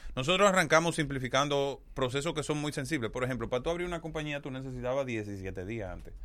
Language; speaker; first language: Spanish; native; Spanish